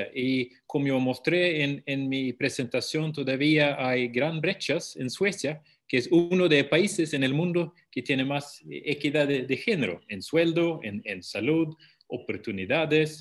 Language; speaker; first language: Spanish; non-native, fluent; Swedish